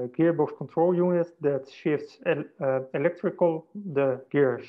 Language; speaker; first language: English; non-native, fluent; Dutch